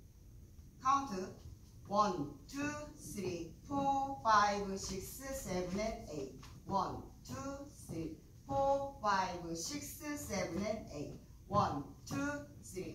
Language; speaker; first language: English; non-native, fluent; Korean